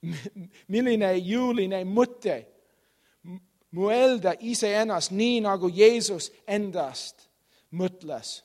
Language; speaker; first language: Estonian; non-native, learner; English